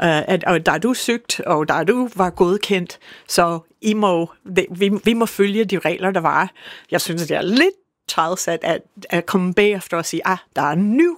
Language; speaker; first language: Danish; non-native, fluent; English